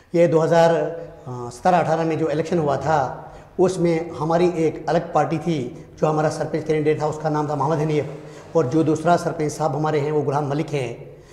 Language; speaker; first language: Hindi; native; Hindi